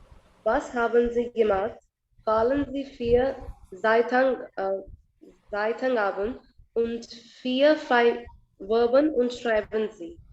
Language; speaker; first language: German; non-native, learner; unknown